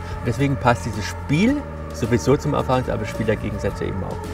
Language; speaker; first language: German; native; German